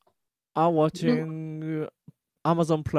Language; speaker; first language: English; non-native, learner; Japanese